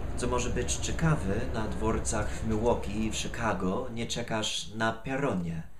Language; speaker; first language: Polish; non-native, fluent; English